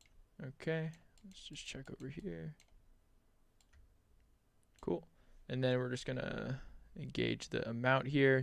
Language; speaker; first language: English; native; English